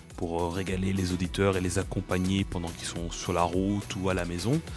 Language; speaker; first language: French; native; French